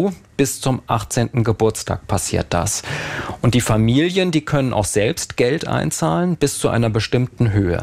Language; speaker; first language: German; native; German